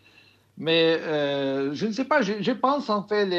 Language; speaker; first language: French; non-native, fluent; Russian